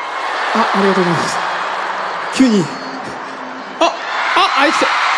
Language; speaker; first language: Japanese; non-native, fluent; Korean